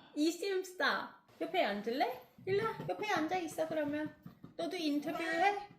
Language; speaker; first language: Korean; non-native, fluent; English